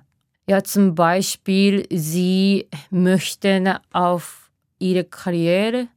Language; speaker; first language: German; non-native, fluent; Japanese